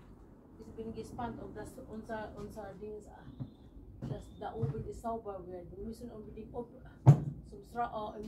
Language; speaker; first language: German; non-native, learner; Filipino